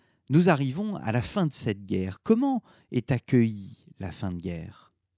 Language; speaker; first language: French; native; French